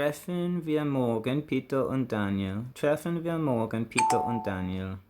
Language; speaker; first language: German; non-native, learner; English